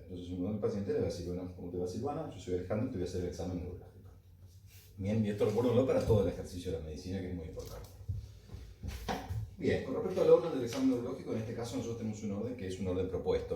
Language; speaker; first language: Spanish; native; Spanish